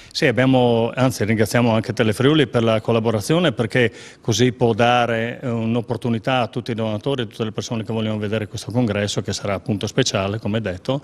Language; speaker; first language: Italian; native; Italian